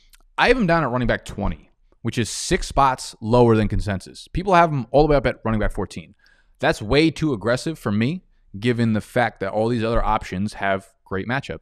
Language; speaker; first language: English; native; English